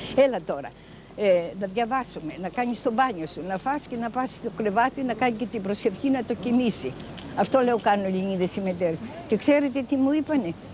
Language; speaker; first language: Greek; native; Greek